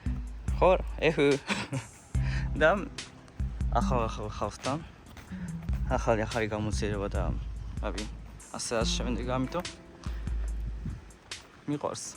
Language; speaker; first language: Georgian; non-native, learner; Japanese